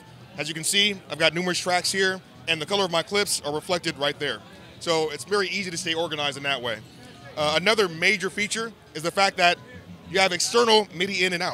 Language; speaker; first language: English; native; English